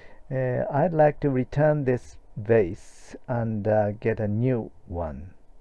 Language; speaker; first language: English; non-native, fluent; Japanese